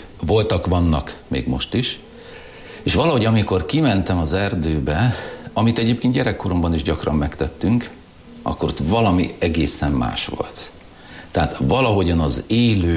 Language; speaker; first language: Hungarian; non-native, local second language; German